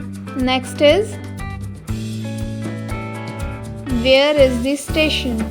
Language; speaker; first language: English; non-native, learner; Hindi